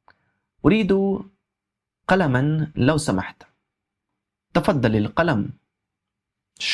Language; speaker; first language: Arabic; non-native, fluent; Urdu